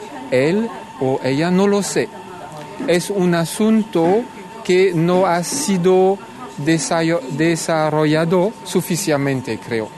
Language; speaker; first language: Spanish; non-native, fluent; French